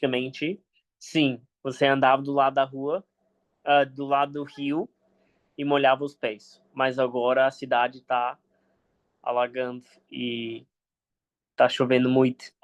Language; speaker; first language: Portuguese; non-native, fluent; English